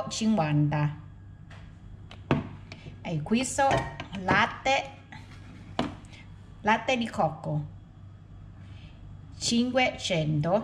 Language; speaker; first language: Italian; non-native, learner; Thai